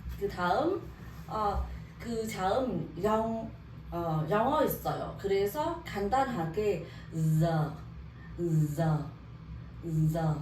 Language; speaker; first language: Korean; non-native, learner; Vietnamese